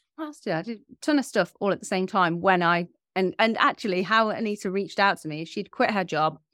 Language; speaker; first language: English; native; English